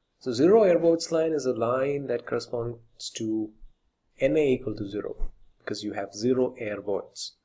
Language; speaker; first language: English; non-native, local second language; Malayalam